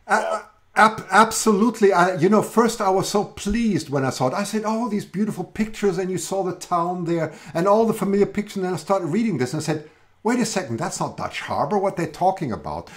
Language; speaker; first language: English; native; English